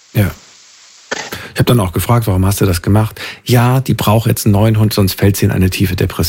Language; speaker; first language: German; native; German